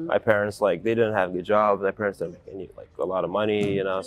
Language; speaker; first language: English; native; English